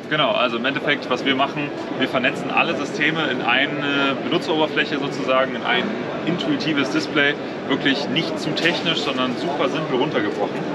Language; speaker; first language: German; native; German